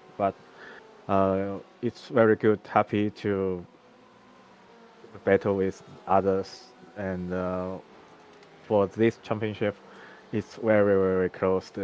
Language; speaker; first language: English; non-native, learner; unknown